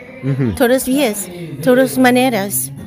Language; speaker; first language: Spanish; non-native, learner; English